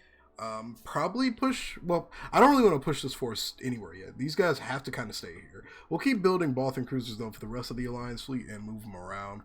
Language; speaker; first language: English; native; English